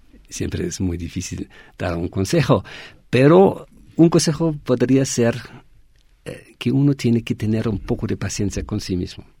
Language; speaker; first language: Spanish; non-native, fluent; German